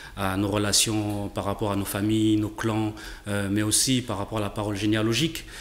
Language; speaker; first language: French; native; French